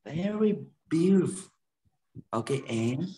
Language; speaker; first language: English; non-native, fluent; Vietnamese